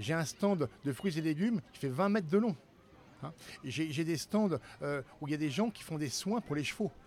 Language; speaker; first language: French; native; French